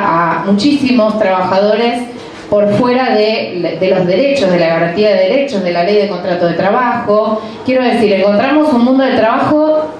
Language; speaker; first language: Spanish; native; Spanish